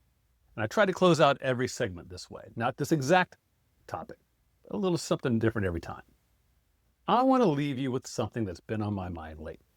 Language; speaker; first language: English; native; English